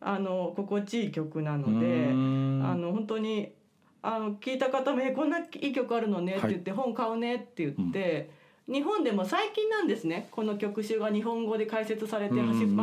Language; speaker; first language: Japanese; native; Japanese